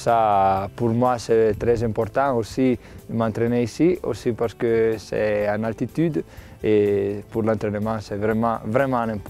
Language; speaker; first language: French; non-native, local second language; Italian